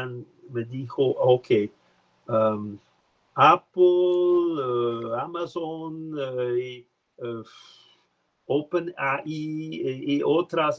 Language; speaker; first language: Spanish; non-native, learner; French